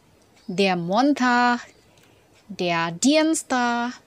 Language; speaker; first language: German; non-native, learner; Indonesian